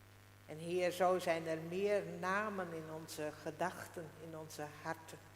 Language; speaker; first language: Dutch; non-native, local second language; Western Frisian